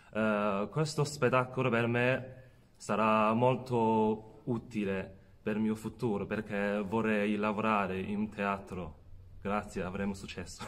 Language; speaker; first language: Italian; non-native, fluent; Chinese